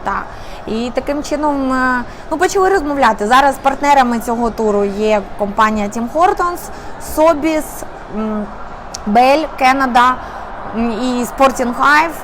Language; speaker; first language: Ukrainian; native; Ukrainian